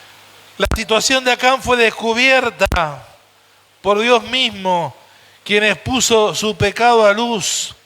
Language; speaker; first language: Spanish; native; Spanish